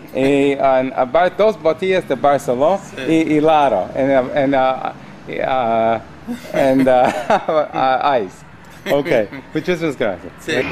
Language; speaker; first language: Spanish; non-native, learner; English